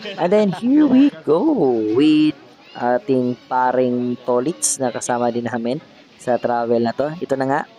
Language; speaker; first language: Filipino; non-native, local second language; Hiligaynon